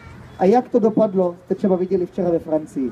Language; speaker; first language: Czech; early bilingual, heritage; Czech